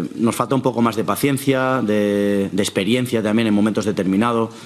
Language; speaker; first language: Spanish; non-native, local second language; Catalan